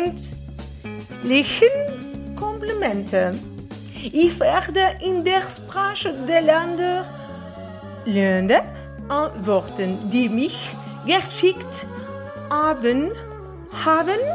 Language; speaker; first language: German; non-native, learner; Portuguese